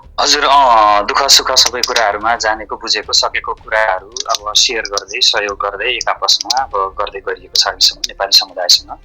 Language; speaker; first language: Nepali; native; Nepali